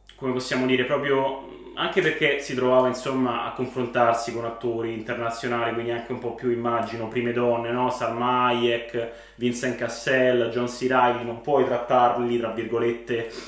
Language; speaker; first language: Italian; native; Italian